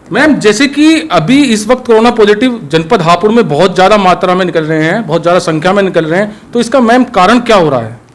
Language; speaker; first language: Hindi; native; Hindi